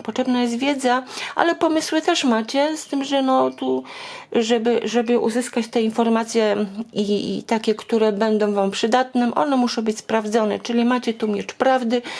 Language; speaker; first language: Polish; native; Polish